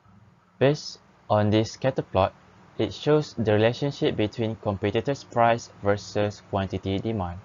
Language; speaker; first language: English; non-native, local second language; Malay